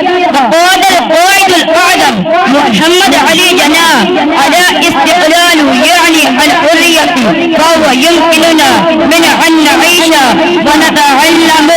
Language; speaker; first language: Arabic; non-native, learner; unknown